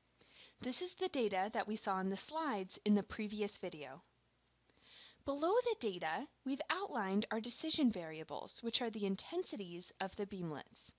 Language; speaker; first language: English; native; English